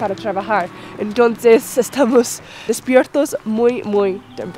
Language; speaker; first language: Spanish; non-native, learner; English